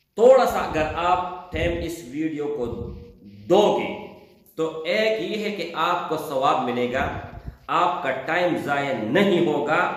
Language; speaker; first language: Urdu; non-native, local second language; Pashto